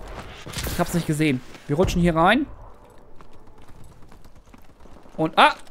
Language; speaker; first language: German; native; German